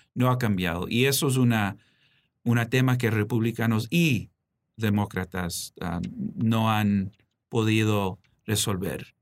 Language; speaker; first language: Spanish; early bilingual, heritage; Spanish